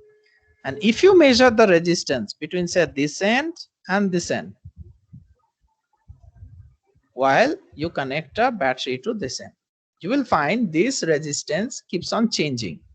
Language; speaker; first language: English; non-native, local second language; Bangla